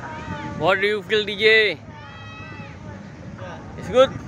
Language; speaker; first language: English; non-native, learner; Indonesian